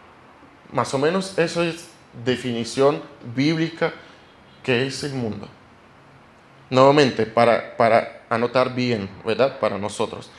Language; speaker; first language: Spanish; non-native, fluent; Russian